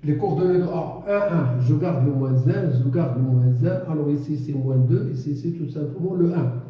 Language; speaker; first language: French; non-native, local second language; Arabic